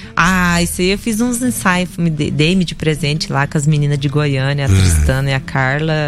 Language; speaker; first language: Portuguese; non-native, local second language; Russian